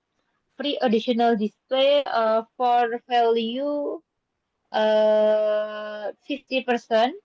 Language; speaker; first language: English; non-native, learner; Indonesian